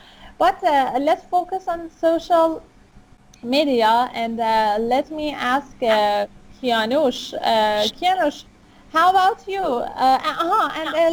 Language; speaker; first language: English; non-native, fluent; Persian